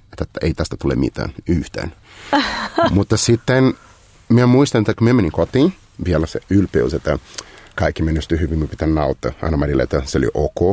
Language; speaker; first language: Finnish; non-native, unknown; Portuguese